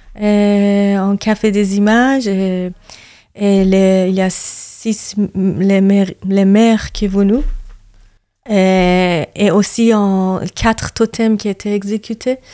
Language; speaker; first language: French; non-native, learner; Persian